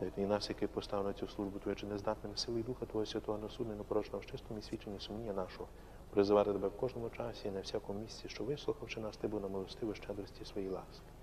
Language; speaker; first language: Ukrainian; native; Ukrainian